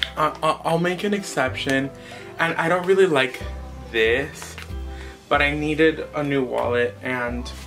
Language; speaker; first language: English; early bilingual, other home language; Spanish